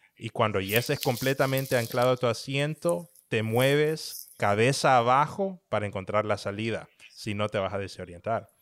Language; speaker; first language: Spanish; native; Spanish